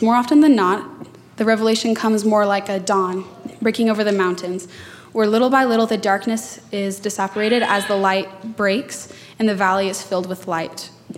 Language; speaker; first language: English; native; English